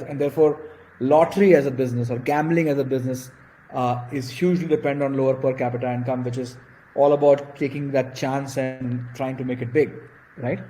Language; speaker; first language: English; non-native, local second language; Gujarati